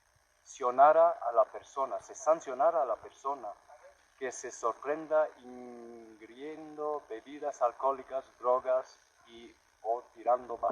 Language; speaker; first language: Spanish; non-native, learner; English